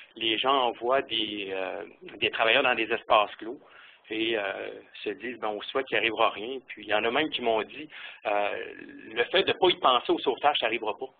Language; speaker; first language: French; native; French